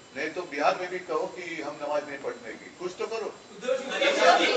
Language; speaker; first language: Hindi; non-native, local second language; Marathi